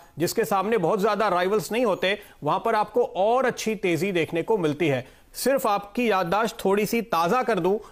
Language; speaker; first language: Hindi; native; Hindi